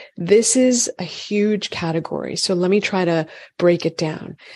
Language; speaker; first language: English; native; English